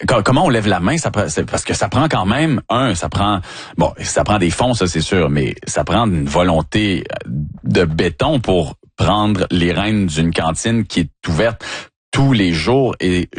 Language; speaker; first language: French; native; French